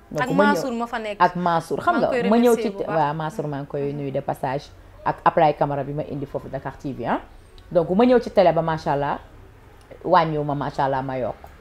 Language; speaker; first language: Wolof; non-native, local second language; Fula